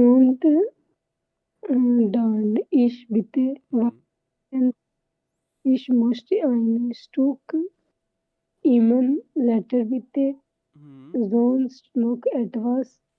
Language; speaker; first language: German; non-native, learner; Urdu